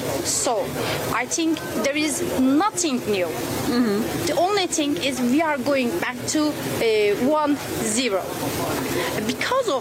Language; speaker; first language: English; non-native, fluent; Turkish